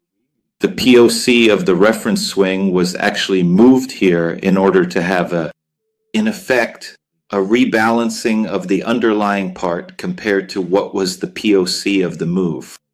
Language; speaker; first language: English; non-native, fluent; Italian